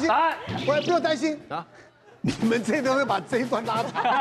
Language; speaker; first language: Chinese; native; Chinese